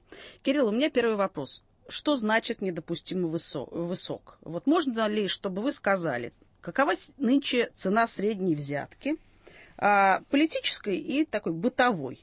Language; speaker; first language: Russian; native; Russian